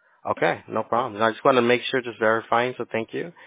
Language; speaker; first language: English; early bilingual, other home language; Spanish